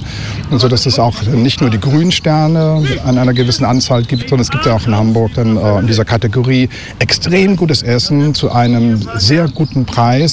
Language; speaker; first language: German; native; German